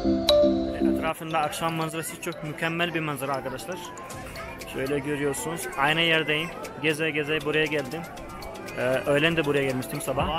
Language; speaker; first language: Turkish; non-native, fluent; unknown